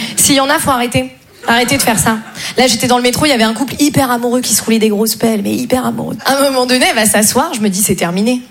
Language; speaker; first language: French; native; French